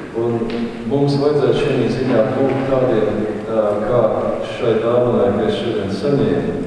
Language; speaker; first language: Latvian; native; Latvian